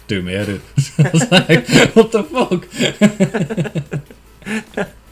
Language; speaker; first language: English; native; English